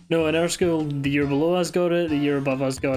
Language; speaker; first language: English; native; English